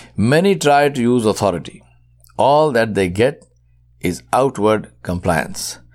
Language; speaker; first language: English; non-native, local second language; Urdu